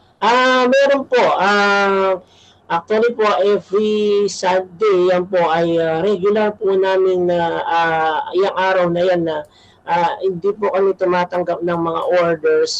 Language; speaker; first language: Filipino; non-native, local second language; Pampanga